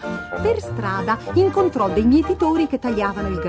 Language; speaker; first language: Italian; native; Italian